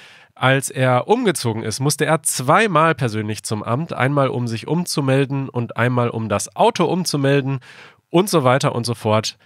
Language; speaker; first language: German; native; German